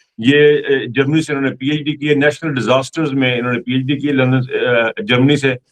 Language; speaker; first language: Urdu; non-native, local second language; Punjabi